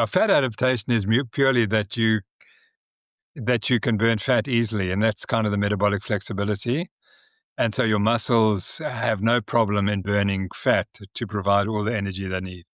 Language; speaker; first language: English; native; English